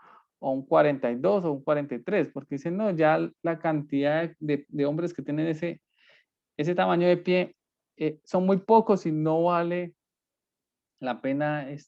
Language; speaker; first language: Spanish; native; Spanish